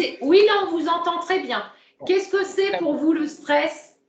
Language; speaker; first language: French; native; French